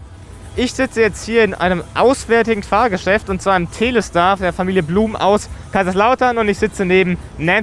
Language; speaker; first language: German; native; German